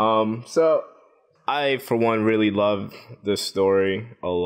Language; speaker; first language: English; native; English